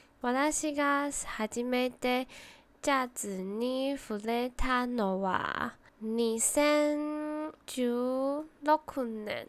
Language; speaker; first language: Japanese; non-native, learner; Chinese